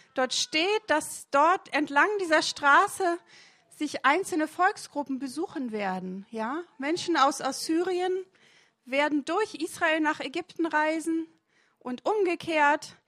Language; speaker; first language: German; native; German